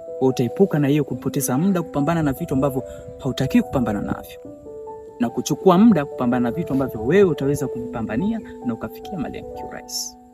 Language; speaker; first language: Swahili; native; Swahili